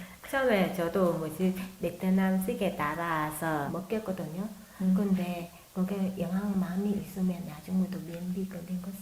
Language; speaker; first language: Korean; non-native, learner; Vietnamese